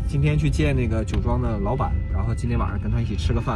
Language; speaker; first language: Chinese; native; Chinese